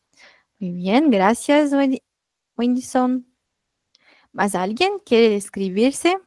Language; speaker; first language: Spanish; non-native, fluent; Portuguese